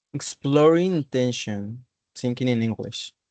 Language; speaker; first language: English; non-native, learner; Spanish